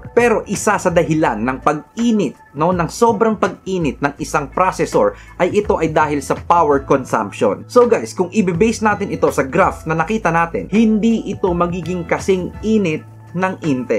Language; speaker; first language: Filipino; native; Filipino